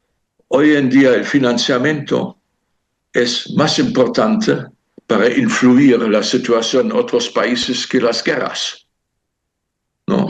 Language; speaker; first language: Spanish; non-native, fluent; German